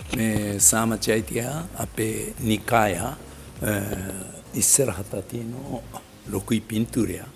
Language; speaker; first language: Sinhala; non-native, learner; Japanese